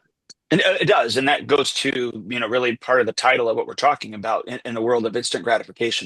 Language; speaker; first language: English; native; English